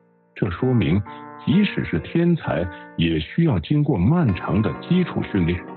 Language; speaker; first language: Chinese; native; Chinese